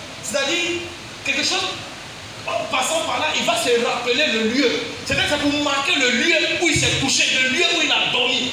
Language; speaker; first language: French; native; French